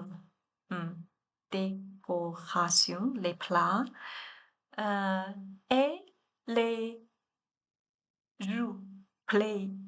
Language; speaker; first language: French; non-native, learner; Chinese